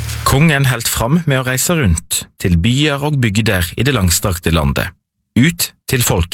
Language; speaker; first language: Norwegian; native; Norwegian